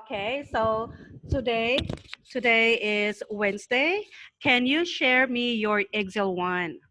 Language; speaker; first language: English; non-native, fluent; Thai